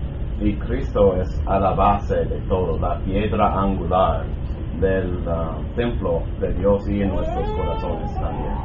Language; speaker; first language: Spanish; non-native, learner; English